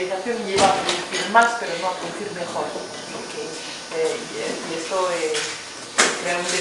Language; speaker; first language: Spanish; non-native, fluent; French